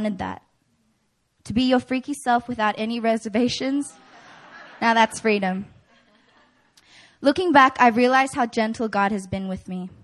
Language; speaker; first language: English; native; English